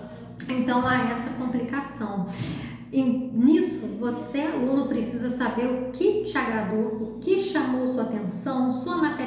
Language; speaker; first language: Portuguese; native; Portuguese